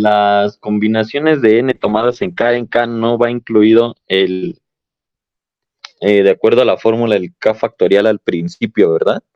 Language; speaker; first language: Spanish; native; Spanish